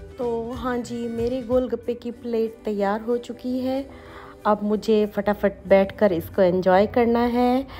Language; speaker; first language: Urdu; native; Urdu